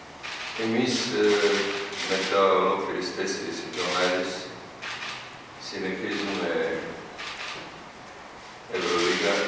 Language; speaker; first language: Greek; non-native, fluent; Serbian